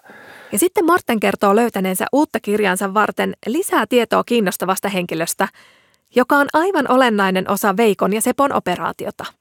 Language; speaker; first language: Finnish; native; Finnish